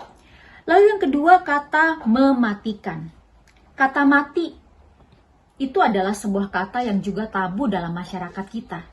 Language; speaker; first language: Indonesian; native; Indonesian